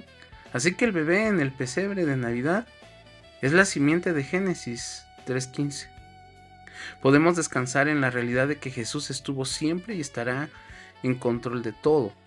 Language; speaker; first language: Spanish; native; Spanish